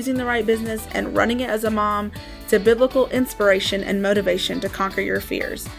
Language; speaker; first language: English; native; English